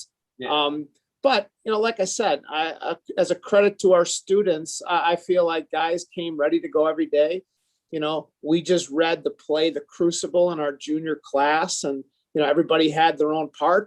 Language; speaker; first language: English; native; English